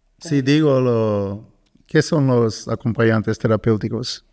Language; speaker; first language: Spanish; non-native, fluent; Portuguese